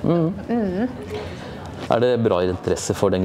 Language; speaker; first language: Norwegian; native; Norwegian